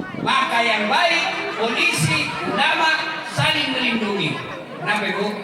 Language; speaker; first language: Indonesian; non-native, local second language; Buginese